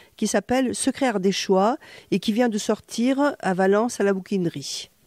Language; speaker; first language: French; native; French